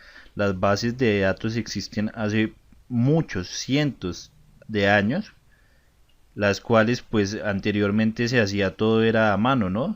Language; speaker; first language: Spanish; native; Spanish